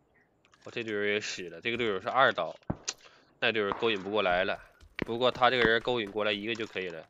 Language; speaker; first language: Chinese; native; Chinese